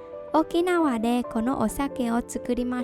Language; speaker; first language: Japanese; non-native, fluent; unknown